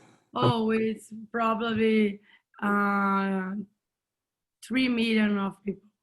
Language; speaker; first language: English; non-native, learner; Portuguese